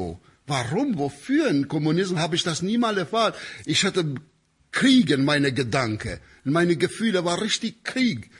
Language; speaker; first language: German; non-native, fluent; Albanian